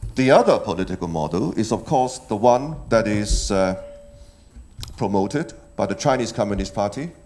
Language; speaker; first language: English; non-native, local second language; Cantonese